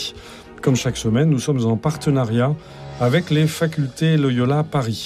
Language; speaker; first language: French; native; French